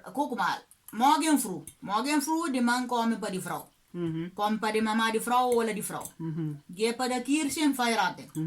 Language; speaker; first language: German; non-native, learner; Kabuverdianu